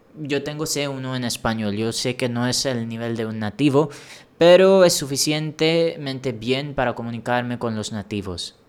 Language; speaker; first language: Spanish; non-native, fluent; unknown